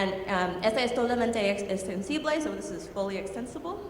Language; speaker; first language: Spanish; non-native, learner; English